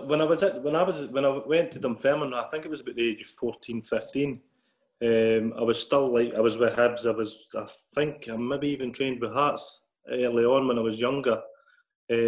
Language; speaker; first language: English; native; English